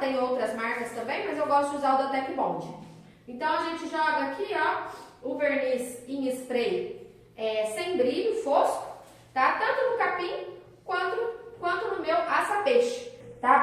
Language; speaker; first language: Portuguese; native; Portuguese